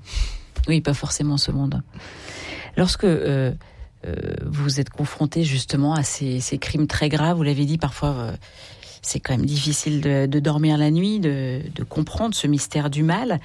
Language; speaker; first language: French; native; French